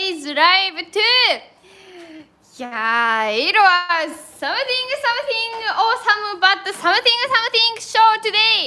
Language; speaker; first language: English; non-native, learner; Japanese